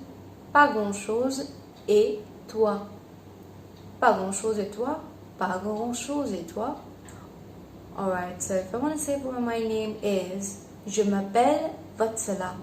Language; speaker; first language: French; non-native, fluent; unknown